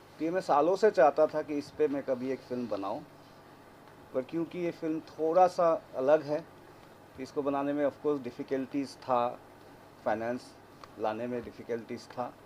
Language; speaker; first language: Hindi; non-native, local second language; Assamese